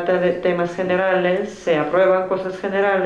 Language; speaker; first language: Spanish; native; Spanish